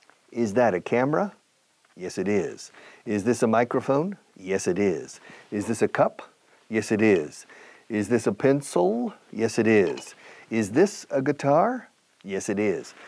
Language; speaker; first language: English; native; English